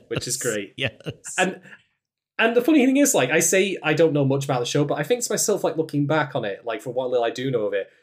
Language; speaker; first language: English; native; English